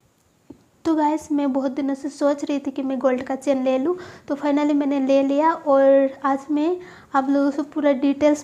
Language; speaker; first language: Hindi; non-native, local second language; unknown